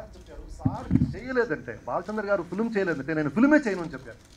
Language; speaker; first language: Telugu; non-native, local second language; Kannada